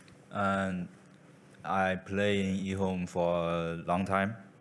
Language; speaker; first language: English; non-native, learner; Chinese